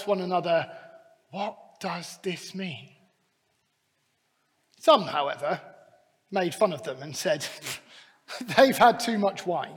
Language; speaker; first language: English; native; English